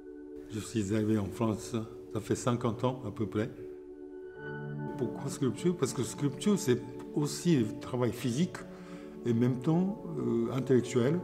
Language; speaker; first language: French; non-native, fluent; Japanese